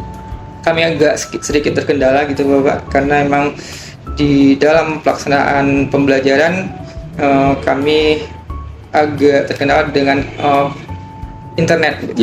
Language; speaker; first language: Indonesian; native; Indonesian